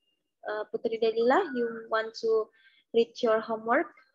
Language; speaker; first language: English; non-native, learner; Indonesian